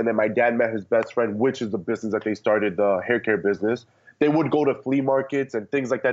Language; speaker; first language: English; early bilingual, other home language; Spanish